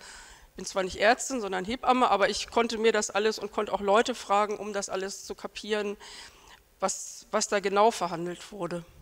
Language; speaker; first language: German; native; German